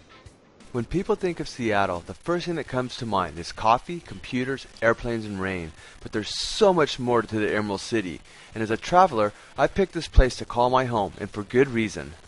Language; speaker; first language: English; native; English